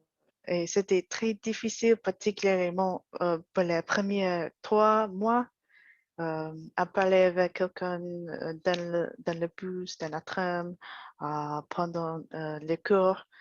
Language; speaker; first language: French; non-native, learner; English